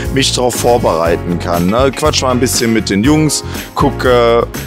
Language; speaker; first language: German; native; German